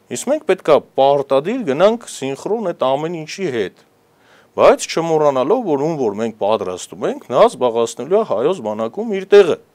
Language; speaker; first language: Armenian; native; Armenian